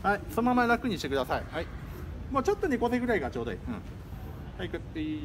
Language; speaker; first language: Japanese; native; Japanese